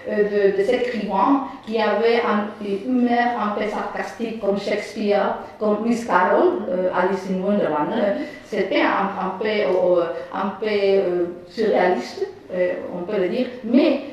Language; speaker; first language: French; non-native, fluent; Spanish